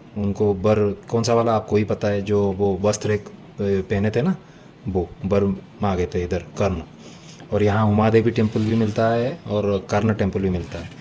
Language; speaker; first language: Hindi; non-native, local second language; Odia